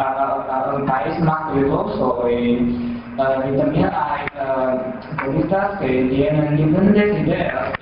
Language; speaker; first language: Spanish; non-native, fluent; Chinese